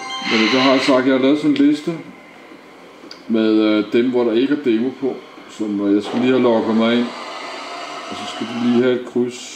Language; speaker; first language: Danish; native; Danish